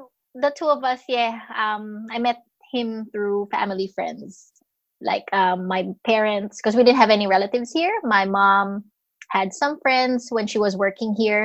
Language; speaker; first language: English; non-native, local second language; Filipino